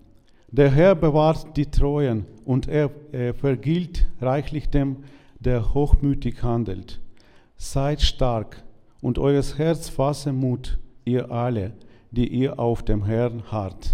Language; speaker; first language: German; non-native, learner; Ukrainian